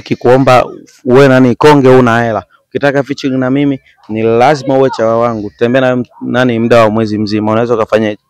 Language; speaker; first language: Swahili; native; Swahili